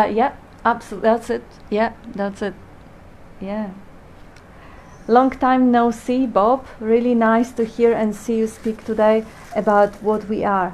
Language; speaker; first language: English; non-native, fluent; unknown